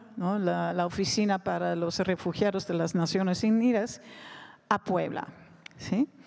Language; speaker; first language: Spanish; non-native, fluent; Dutch